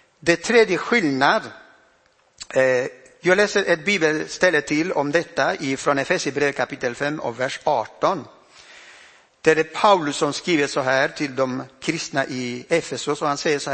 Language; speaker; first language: Swedish; non-native, fluent; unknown